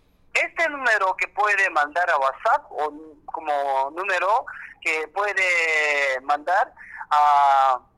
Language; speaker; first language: Spanish; non-native, learner; Korean